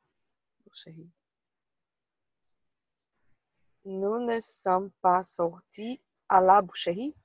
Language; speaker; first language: French; non-native, learner; Portuguese